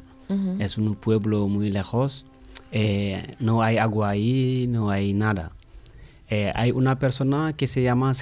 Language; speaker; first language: Spanish; non-native, learner; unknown